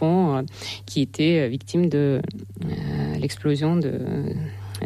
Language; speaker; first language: French; non-native, fluent; Russian